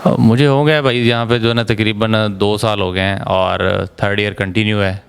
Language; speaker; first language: Urdu; non-native, local second language; Punjabi